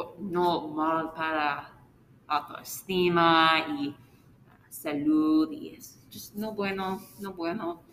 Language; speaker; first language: Spanish; non-native, learner; English